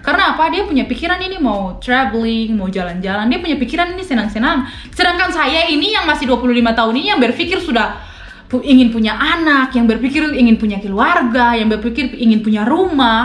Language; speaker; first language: Indonesian; non-native, local second language; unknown